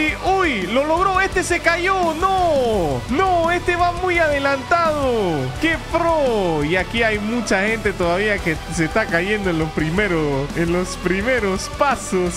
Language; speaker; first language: Spanish; native; Spanish